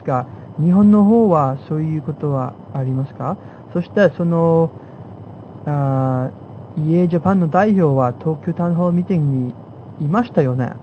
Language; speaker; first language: Japanese; non-native, fluent; English